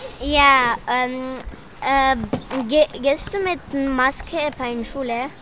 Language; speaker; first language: German; non-native, local second language; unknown